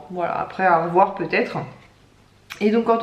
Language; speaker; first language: French; native; French